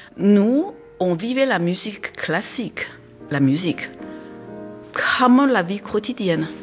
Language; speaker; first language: French; non-native, fluent; Chinese